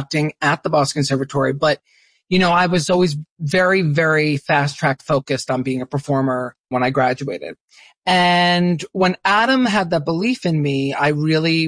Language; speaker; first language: English; native; English